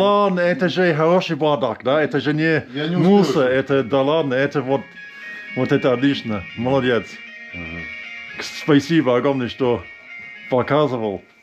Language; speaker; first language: Russian; non-native, learner; English